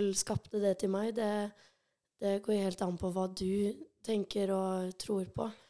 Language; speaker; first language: Norwegian; early bilingual, other home language; Albanian